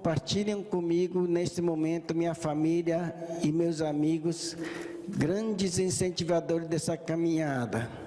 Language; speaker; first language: Portuguese; early bilingual, other home language; Japanese